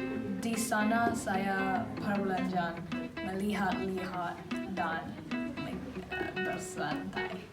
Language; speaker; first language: Indonesian; non-native, learner; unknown